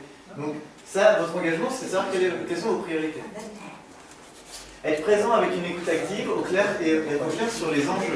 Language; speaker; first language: French; native; French